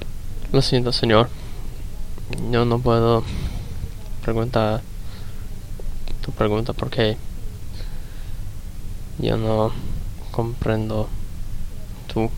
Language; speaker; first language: Spanish; non-native, learner; English